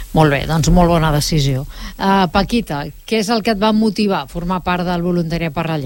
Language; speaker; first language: Catalan; native; Catalan